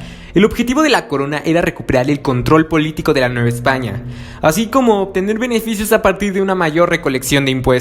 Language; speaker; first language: Spanish; native; Spanish